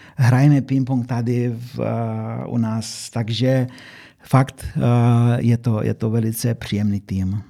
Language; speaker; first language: Czech; non-native, fluent; Romanian